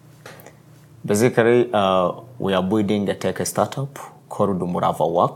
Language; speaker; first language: English; non-native, local second language; Kinyarwanda